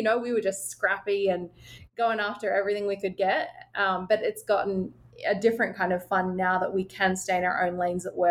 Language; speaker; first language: English; native; English